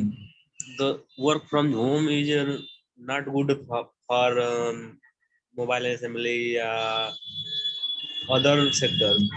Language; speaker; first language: English; non-native, learner; Hindi